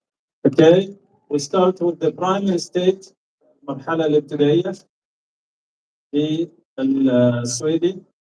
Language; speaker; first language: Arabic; native; Arabic